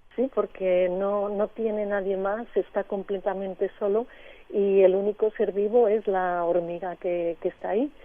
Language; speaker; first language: Spanish; native; Spanish